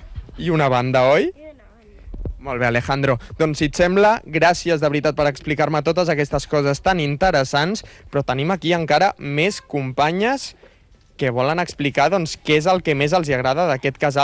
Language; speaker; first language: Catalan; native; Catalan